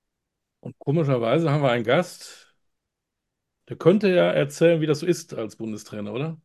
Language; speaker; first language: German; native; German